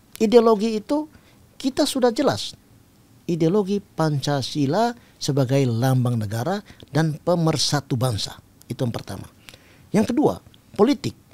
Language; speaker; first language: Indonesian; non-native, local second language; Tetum